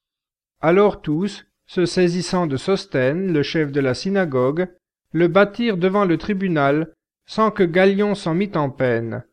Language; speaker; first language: French; native; French